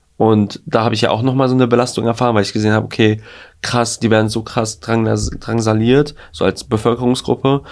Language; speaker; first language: German; early bilingual, other home language; Albanian